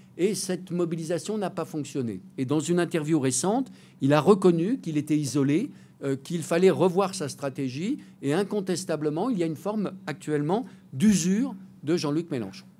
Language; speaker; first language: French; native; French